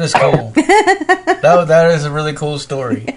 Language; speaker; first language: English; native; English